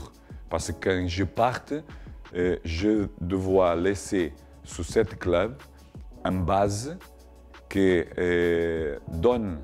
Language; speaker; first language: French; non-native, learner; Portuguese